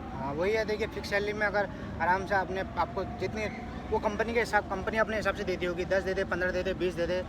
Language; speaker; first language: Hindi; native; Hindi